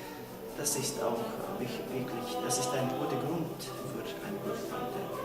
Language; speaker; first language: German; non-native, fluent; Latvian